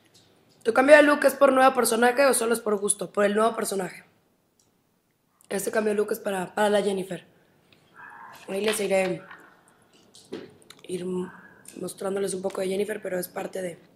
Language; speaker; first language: Spanish; native; Spanish